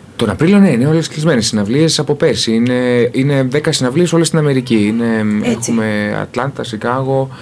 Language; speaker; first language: Greek; early bilingual, heritage; Greek